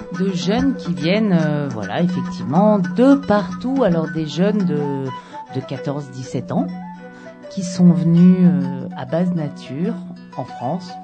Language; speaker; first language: French; native; French